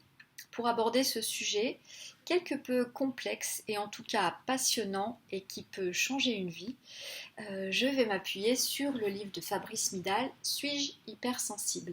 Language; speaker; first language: French; native; French